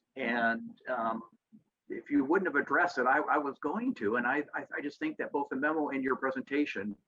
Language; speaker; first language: English; native; English